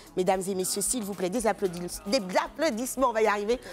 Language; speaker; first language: French; native; French